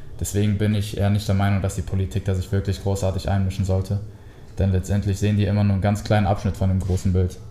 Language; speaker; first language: German; early bilingual, other home language; Spanish